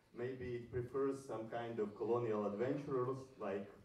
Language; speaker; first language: English; non-native, fluent; Ukrainian